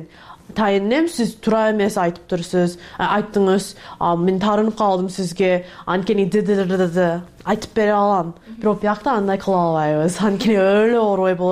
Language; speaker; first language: Kyrgyz; non-native, learner; English